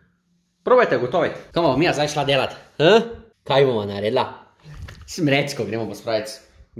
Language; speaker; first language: Slovenian; native; Slovenian